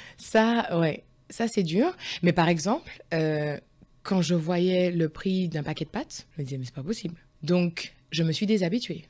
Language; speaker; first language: French; native; French